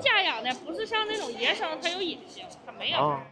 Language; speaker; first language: Chinese; native; Chinese